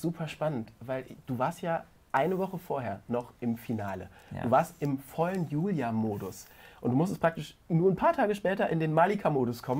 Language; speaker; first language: German; native; German